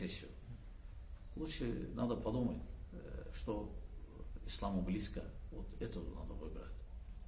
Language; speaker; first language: Russian; non-native, learner; Azerbaijani